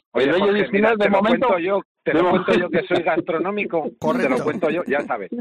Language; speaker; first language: Spanish; native; Spanish